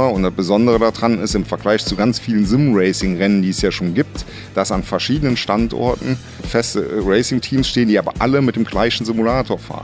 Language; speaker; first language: German; native; German